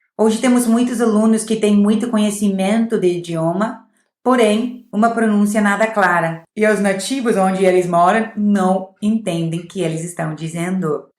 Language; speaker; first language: Portuguese; non-native, fluent; English